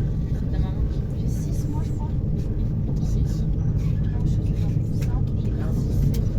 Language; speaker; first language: French; native; French